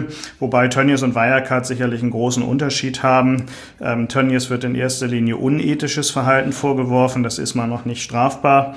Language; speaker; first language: German; native; German